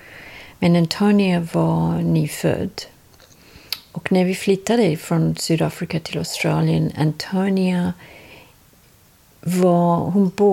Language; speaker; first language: Swedish; non-native, fluent; English